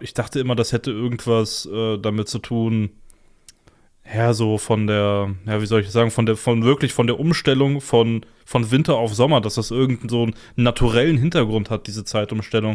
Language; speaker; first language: German; native; German